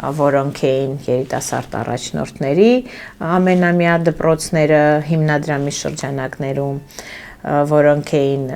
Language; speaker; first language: Armenian; early bilingual, heritage; Armenian